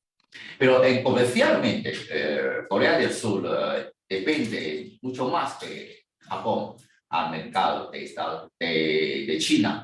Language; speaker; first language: Spanish; non-native, fluent; Chinese